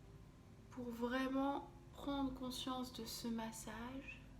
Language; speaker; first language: French; native; French